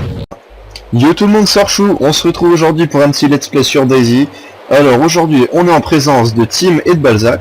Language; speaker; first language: French; native; French